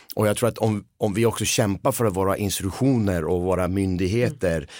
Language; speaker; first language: Swedish; early bilingual, other home language; Persian